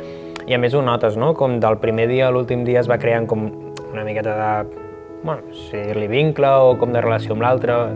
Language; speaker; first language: Catalan; native; Catalan